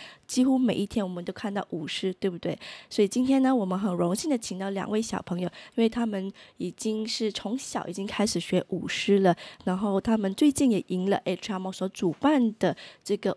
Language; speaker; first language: Chinese; native; Chinese